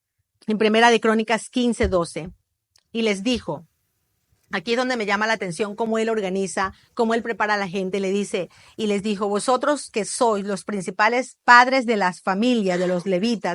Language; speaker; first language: Spanish; native; Spanish